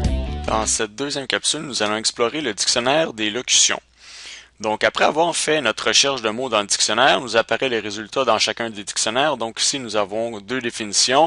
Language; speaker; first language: French; native; French